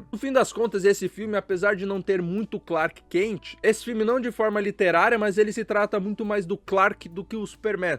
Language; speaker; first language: Portuguese; native; Portuguese